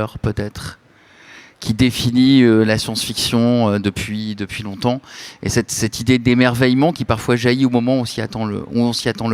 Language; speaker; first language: French; native; French